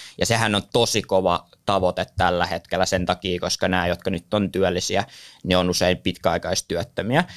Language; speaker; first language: Finnish; native; Finnish